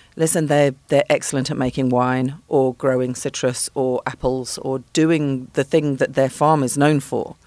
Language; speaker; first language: English; native; English